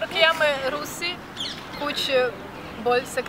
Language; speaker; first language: Hindi; non-native, learner; Russian